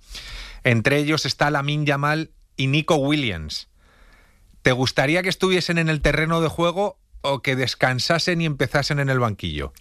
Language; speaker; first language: Spanish; native; Spanish